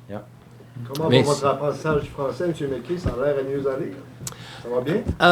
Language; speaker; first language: French; native; French